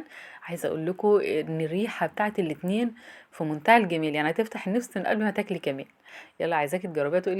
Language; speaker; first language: Arabic; native; Arabic